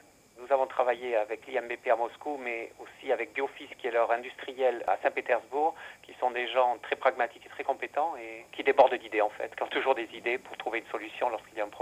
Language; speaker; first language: French; native; French